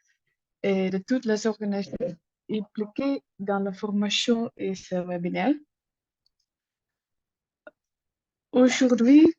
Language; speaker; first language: French; non-native, learner; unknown